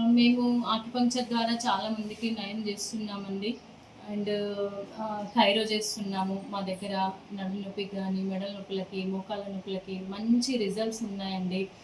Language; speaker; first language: Telugu; native; Telugu